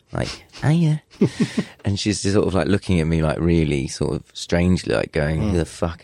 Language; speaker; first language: English; native; English